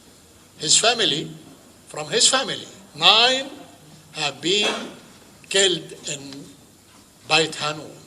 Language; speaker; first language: English; non-native, fluent; Arabic